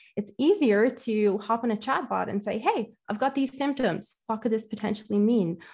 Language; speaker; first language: English; native; English